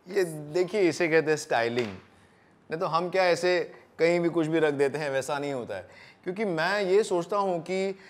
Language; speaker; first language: Hindi; non-native, local second language; Marathi